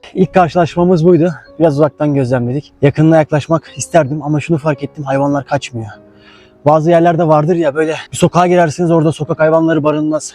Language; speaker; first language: Turkish; native; Turkish